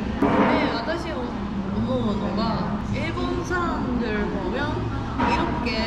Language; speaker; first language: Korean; non-native, learner; Japanese